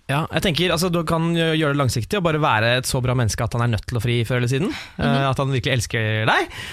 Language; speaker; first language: Norwegian; native; Norwegian